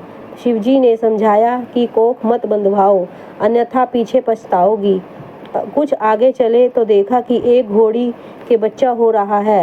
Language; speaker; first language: Hindi; native; Hindi